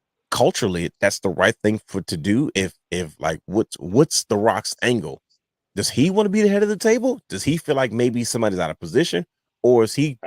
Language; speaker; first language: English; native; English